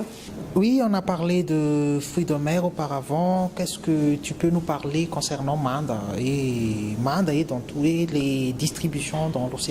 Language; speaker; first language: French; non-native, local second language; Malagasy